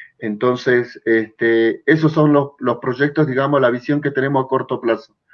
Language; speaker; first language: Spanish; native; Spanish